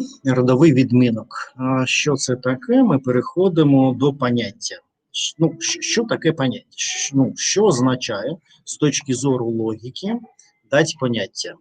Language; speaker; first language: Ukrainian; non-native, learner; Russian